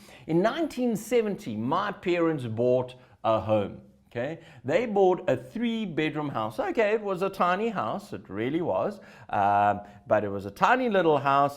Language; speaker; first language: English; native; English